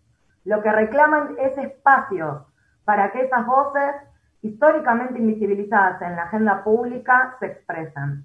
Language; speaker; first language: Spanish; native; Spanish